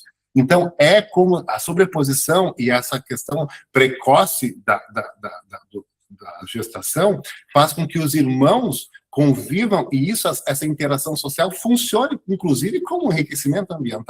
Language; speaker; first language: Portuguese; native; Portuguese